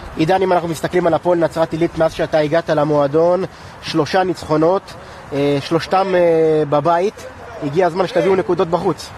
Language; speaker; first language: Hebrew; native; Hebrew